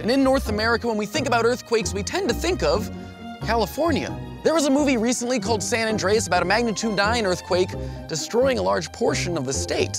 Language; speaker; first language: English; native; English